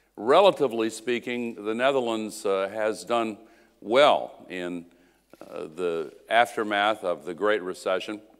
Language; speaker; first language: English; native; English